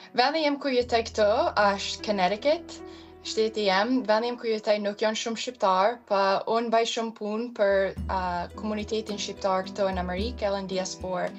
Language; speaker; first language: Albanian; early bilingual, heritage; Albanian